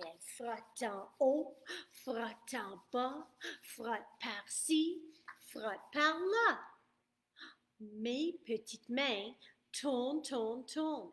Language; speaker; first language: French; non-native, fluent; English